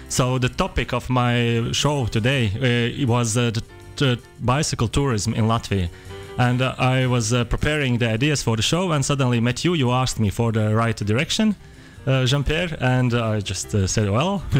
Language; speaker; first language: English; non-native, fluent; Latvian